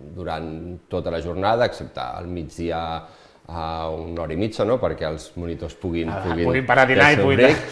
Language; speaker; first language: Catalan; native; Catalan